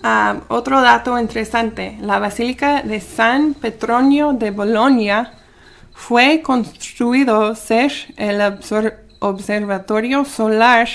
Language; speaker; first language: Spanish; early bilingual, heritage; Spanish